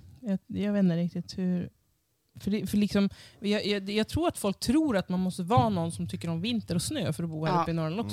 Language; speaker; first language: Swedish; native; Swedish